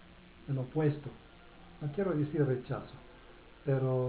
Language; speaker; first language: Spanish; non-native, fluent; English